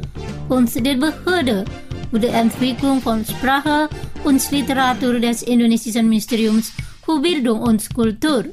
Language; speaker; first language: German; non-native, fluent; Indonesian